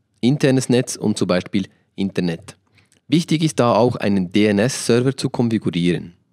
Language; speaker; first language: German; native; German